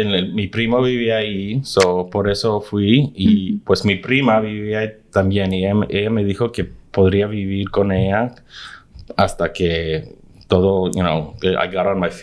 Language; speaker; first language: Spanish; early bilingual, heritage; English